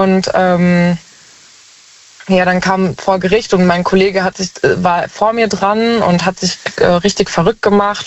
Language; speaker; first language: German; native; German